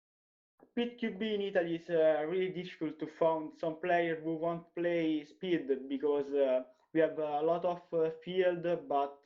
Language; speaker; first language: English; non-native, learner; Italian